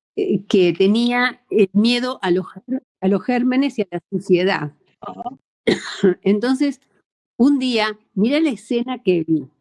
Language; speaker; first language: Spanish; native; Spanish